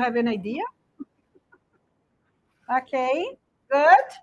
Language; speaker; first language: English; non-native, learner; Portuguese